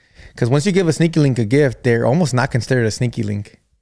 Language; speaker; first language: English; early bilingual, other home language; Spanish